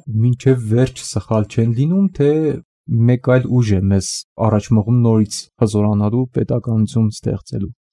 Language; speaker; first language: Armenian; native; Armenian